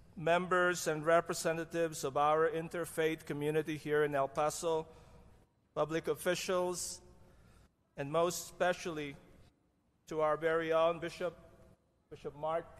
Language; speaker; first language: English; non-native, local second language; Cebuano